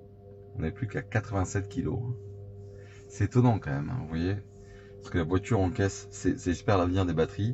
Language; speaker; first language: French; native; French